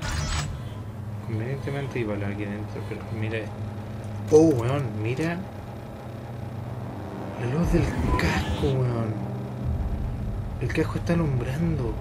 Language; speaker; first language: Spanish; native; Spanish